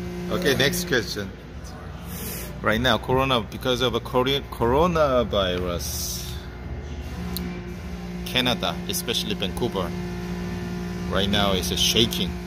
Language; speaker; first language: English; non-native, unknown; Korean